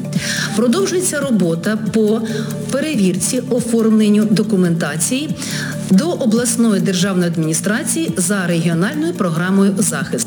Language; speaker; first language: Ukrainian; native; Ukrainian